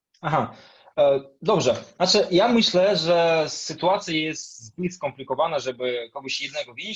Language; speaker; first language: Polish; non-native, fluent; Russian